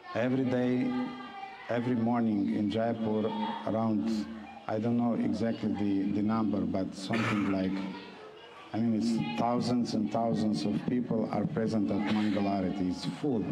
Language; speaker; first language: English; non-native, fluent; Romanian